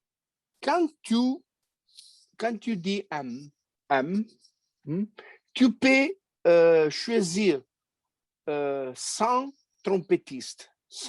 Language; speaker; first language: French; non-native, fluent; Italian